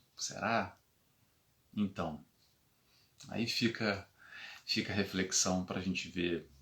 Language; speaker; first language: Portuguese; native; Portuguese